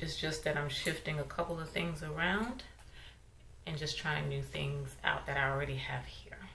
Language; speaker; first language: English; native; English